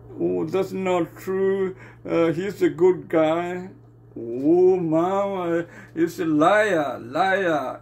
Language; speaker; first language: English; non-native, learner; Burmese